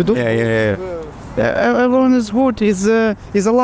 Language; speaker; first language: English; non-native, learner; Ukrainian